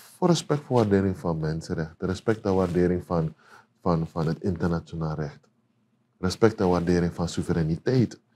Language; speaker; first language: Dutch; native; Dutch